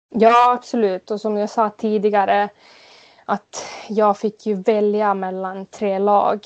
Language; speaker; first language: Swedish; non-native, local second language; Finnish